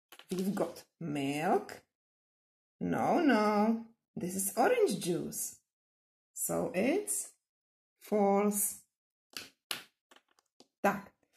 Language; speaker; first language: English; non-native, fluent; Czech